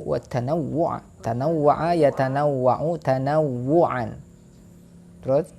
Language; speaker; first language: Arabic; non-native, fluent; Indonesian